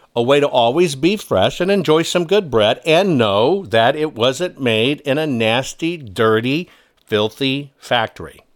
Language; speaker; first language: English; early bilingual, other home language; German